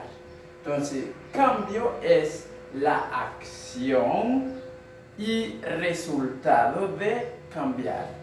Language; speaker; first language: Spanish; non-native, fluent; Haitian Creole